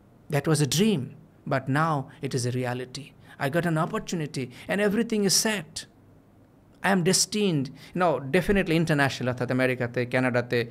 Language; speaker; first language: English; non-native, local second language; Bangla